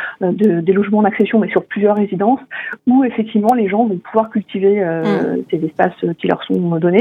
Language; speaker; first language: French; native; French